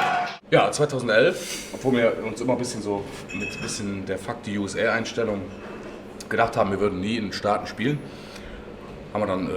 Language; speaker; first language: German; native; German